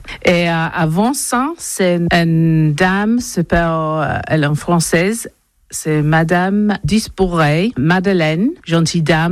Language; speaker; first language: French; non-native, learner; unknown